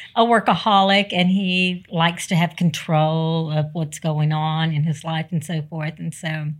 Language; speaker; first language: English; native; English